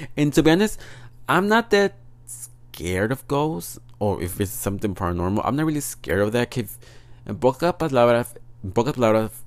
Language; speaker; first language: English; early bilingual, other home language; Spanish